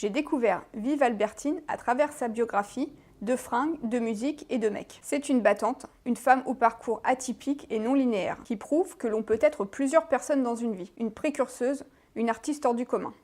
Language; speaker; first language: French; native; French